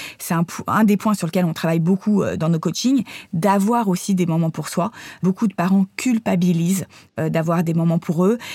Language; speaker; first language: French; native; French